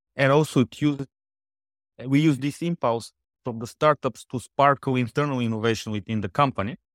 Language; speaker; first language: English; non-native, fluent; Bulgarian